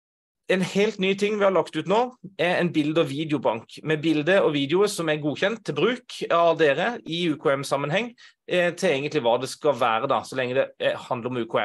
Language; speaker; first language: Norwegian; native; Norwegian